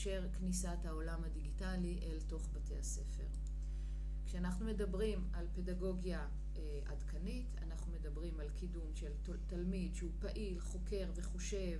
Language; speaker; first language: Hebrew; native; Hebrew